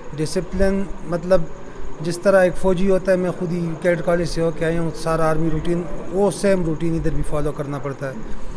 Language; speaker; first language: Urdu; non-native, local second language; Pashto